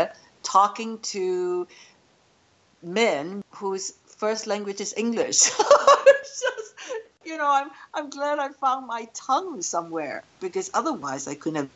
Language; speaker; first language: English; non-native, local second language; Cantonese